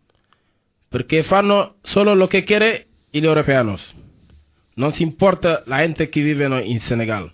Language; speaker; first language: Spanish; non-native, learner; Wolof